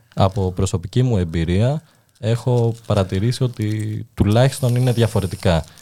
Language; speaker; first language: Greek; early bilingual, other home language; Albanian